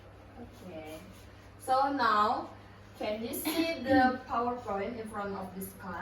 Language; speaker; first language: English; non-native, learner; Indonesian